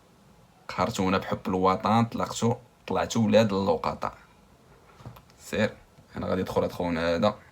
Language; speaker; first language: Arabic; native; Arabic